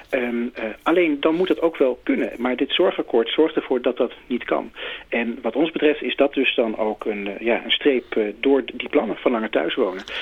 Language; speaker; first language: Dutch; native; Dutch